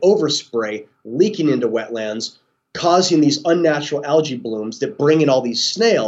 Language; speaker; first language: English; native; English